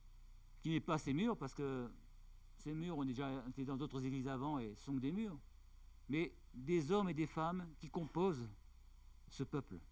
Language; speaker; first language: French; native; French